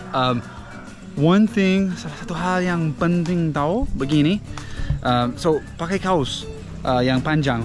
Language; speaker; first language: Indonesian; non-native, learner; English